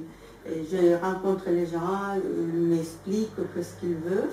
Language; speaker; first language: French; non-native, fluent; Spanish